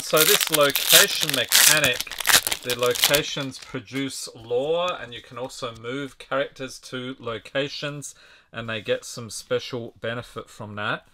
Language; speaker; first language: English; native; English